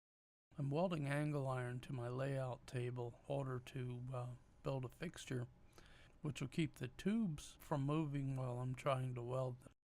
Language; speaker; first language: English; native; English